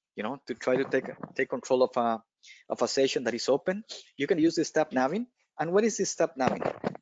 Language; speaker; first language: English; non-native, fluent; Spanish